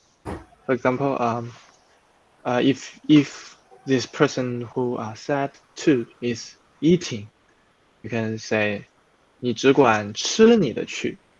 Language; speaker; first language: English; non-native, fluent; Chinese